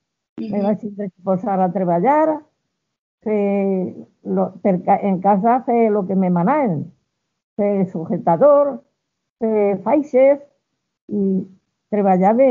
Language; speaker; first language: Catalan; non-native, local second language; Spanish